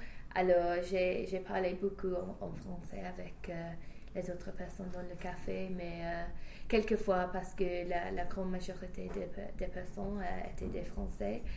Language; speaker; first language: French; non-native, fluent; English